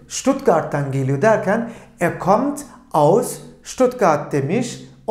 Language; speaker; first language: German; non-native, fluent; Turkish